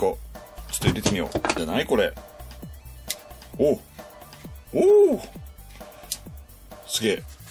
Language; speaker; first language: Japanese; native; Japanese